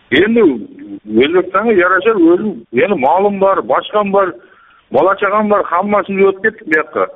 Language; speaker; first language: Uzbek; non-native, local second language; Kazakh